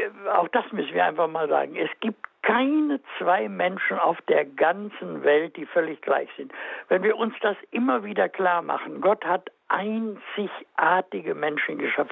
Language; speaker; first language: German; native; German